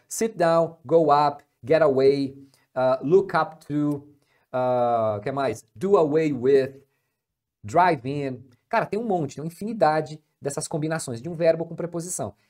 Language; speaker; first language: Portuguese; native; Portuguese